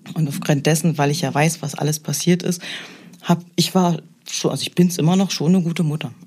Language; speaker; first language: German; native; German